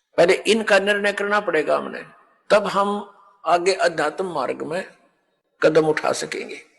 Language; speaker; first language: Hindi; native; Hindi